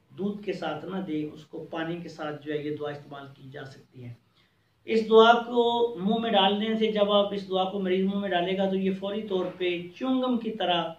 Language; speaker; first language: Urdu; non-native, local second language; Punjabi